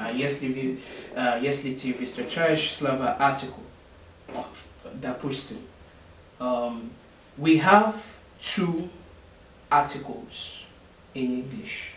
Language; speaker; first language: Russian; non-native, learner; English